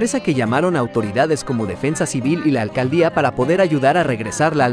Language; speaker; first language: Spanish; native; Spanish